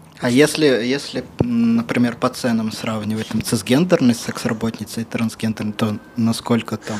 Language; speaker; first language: Russian; native; Russian